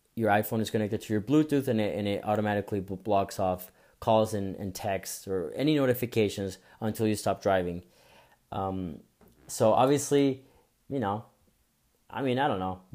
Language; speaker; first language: English; early bilingual, other home language; Spanish